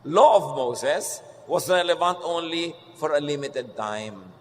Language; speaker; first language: English; non-native, local second language; Filipino